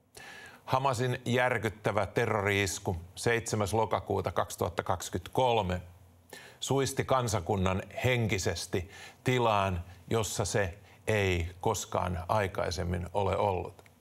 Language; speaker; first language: Finnish; native; Finnish